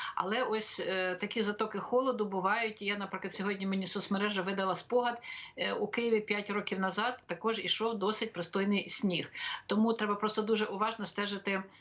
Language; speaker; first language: Ukrainian; native; Ukrainian